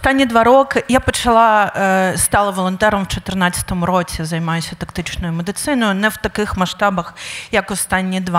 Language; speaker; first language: Ukrainian; native; Ukrainian